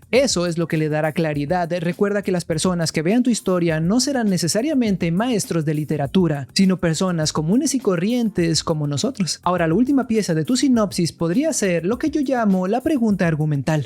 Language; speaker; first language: Spanish; native; Spanish